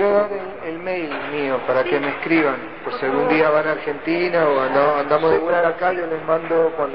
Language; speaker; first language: Spanish; native; Spanish